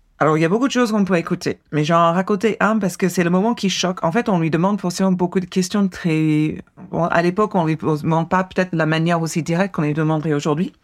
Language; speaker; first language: French; non-native, fluent; English